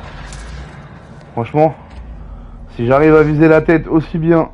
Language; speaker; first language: French; native; French